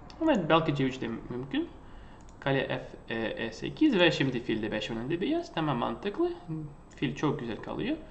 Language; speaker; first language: Turkish; non-native, fluent; Russian